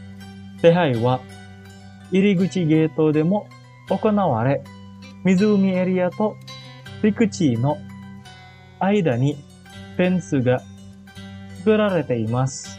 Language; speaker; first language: Japanese; non-native, fluent; Indonesian